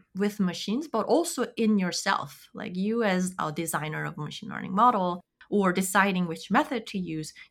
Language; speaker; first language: English; non-native, fluent; Korean